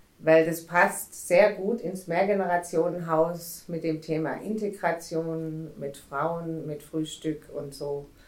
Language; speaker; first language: German; native; German